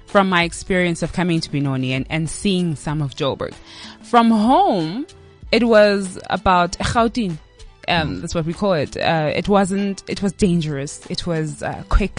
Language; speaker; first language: English; non-native, local second language; Xhosa